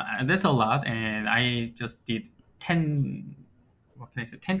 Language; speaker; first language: English; non-native, fluent; Korean